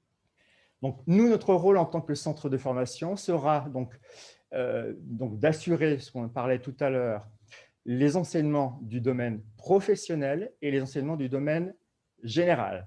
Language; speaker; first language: French; native; French